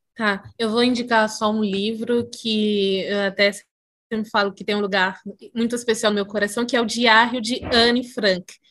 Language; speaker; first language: Portuguese; early bilingual, other home language; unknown